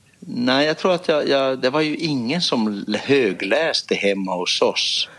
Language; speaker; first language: Swedish; native; Swedish